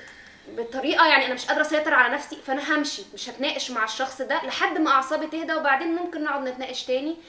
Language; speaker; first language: Arabic; native; Arabic